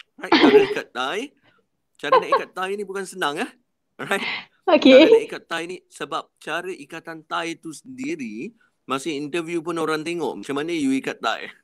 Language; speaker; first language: Malay; native; Malay